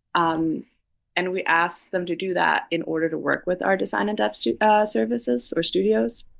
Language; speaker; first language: English; non-native, fluent; Danish